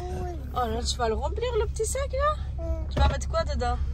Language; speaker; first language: French; native; French